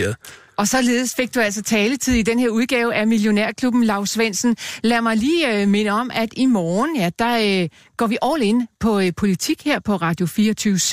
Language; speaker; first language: Danish; native; Danish